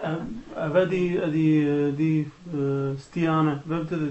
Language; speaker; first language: Danish; non-native, learner; Arabic